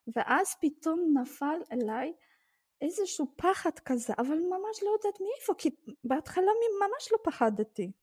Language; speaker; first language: Hebrew; non-native, fluent; Polish